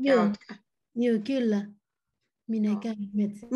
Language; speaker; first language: Finnish; non-native, learner; Nepali